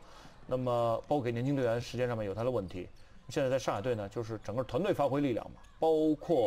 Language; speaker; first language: Chinese; native; Chinese